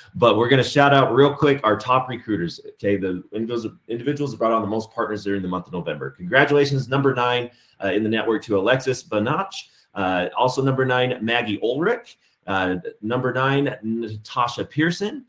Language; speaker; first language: English; native; English